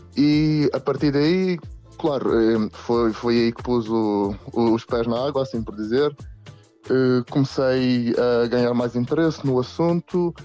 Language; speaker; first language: Portuguese; native; Portuguese